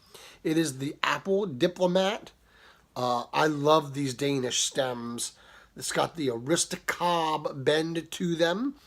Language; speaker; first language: English; native; English